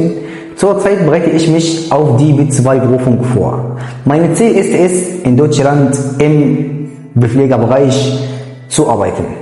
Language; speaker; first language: German; non-native, fluent; Arabic